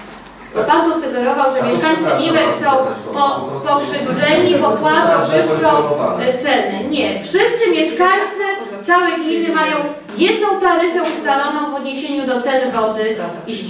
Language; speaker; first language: Polish; native; Polish